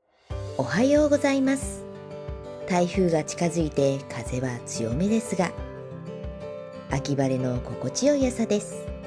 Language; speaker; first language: Japanese; native; Japanese